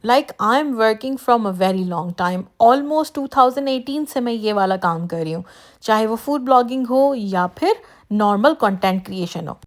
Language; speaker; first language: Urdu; native; Urdu